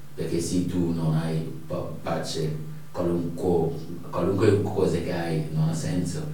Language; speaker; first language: Italian; non-native, fluent; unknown